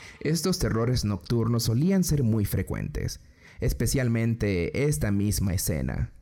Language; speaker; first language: Spanish; native; Spanish